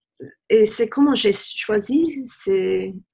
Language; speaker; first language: French; non-native, fluent; English